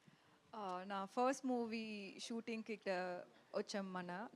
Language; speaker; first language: Telugu; non-native, learner; Tamil